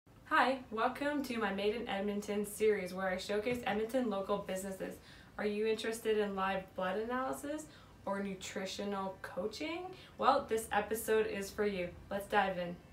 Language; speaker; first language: English; native; English